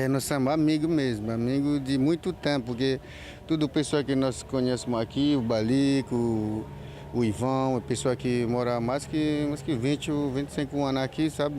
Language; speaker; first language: Portuguese; non-native, learner; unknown